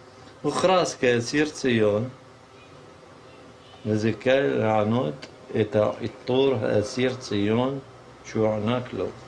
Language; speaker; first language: Hebrew; non-native, fluent; Arabic